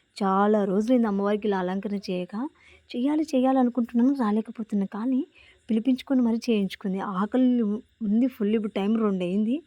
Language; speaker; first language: Telugu; native; Telugu